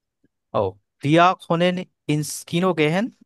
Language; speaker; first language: German; non-native, learner; Bangla